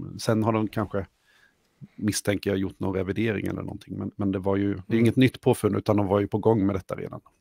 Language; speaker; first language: Swedish; native; Swedish